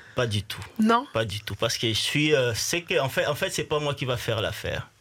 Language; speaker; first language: French; non-native, local second language; Swahili